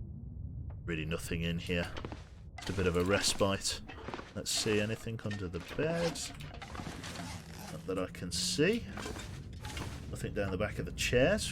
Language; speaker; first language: English; native; English